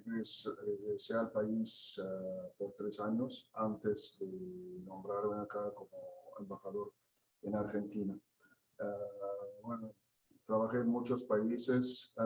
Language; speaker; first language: Spanish; non-native, fluent; Arabic